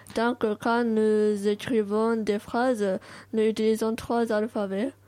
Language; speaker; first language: French; non-native, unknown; Japanese